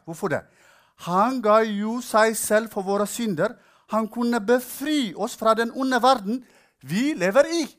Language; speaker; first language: Norwegian; non-native, fluent; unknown